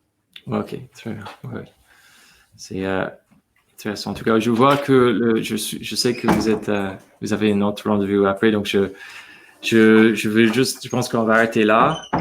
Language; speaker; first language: French; non-native, fluent; English